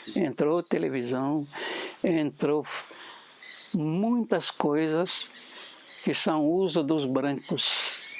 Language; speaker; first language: Portuguese; non-native, local second language; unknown